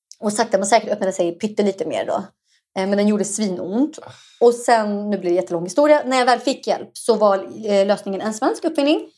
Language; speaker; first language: Swedish; early bilingual, other home language; Arabic